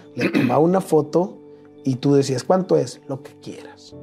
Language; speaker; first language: Spanish; native; Spanish